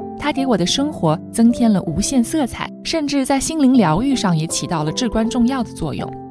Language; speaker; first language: Chinese; native; Chinese